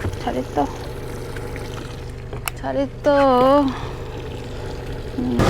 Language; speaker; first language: Korean; native; Korean